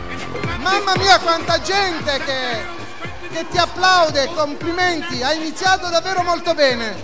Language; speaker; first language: Italian; native; Italian